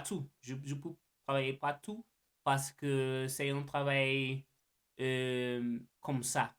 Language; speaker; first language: French; non-native, learner; English